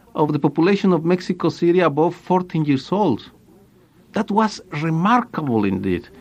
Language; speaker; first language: English; non-native, fluent; Spanish